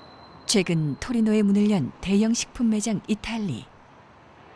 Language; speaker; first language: Korean; native; Korean